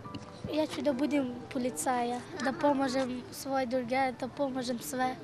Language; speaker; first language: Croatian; non-native, learner; Persian